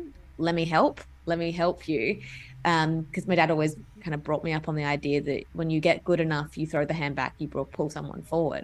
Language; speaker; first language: English; native; English